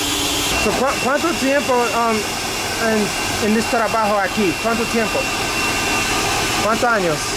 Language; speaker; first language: Spanish; non-native, learner; English